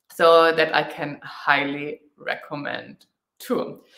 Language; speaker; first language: English; non-native, fluent; German